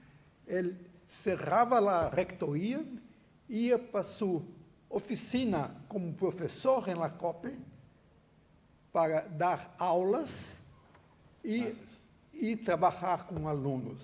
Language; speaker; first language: Spanish; non-native, fluent; Portuguese